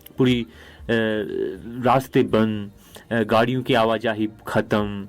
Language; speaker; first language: Hindi; native; Hindi